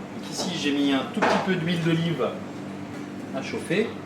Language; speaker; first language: French; native; French